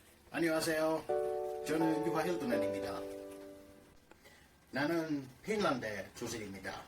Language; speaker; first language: Korean; non-native, learner; Finnish